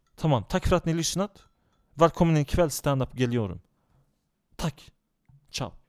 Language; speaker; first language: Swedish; non-native, fluent; Turkish